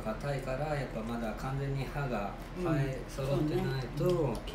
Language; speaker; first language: Japanese; native; Japanese